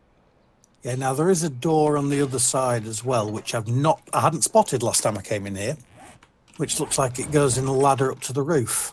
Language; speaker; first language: English; native; English